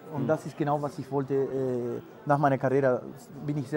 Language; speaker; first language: German; non-native, fluent; Spanish